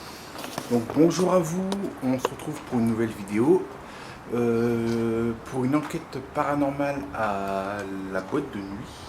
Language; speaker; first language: French; native; French